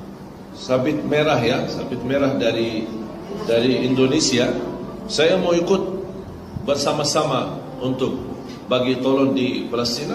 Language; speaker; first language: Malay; non-native, fluent; Arabic